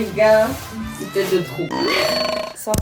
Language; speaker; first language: French; native; French